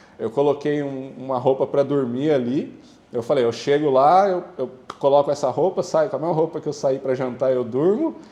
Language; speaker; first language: Portuguese; native; Portuguese